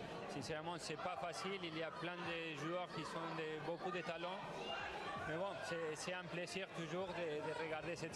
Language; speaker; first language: French; non-native, fluent; Spanish